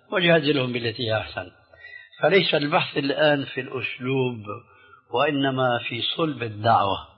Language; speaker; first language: Arabic; early bilingual, other home language; Albanian